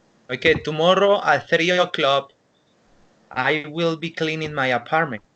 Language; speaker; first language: English; non-native, learner; Spanish